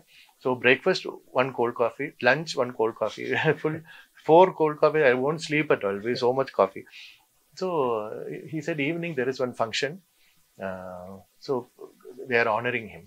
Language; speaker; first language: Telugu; non-native, learner; Malayalam